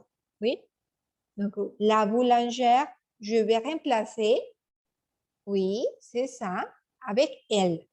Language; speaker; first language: French; non-native, fluent; Spanish